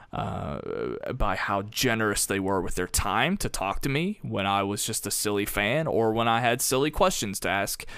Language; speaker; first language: English; native; English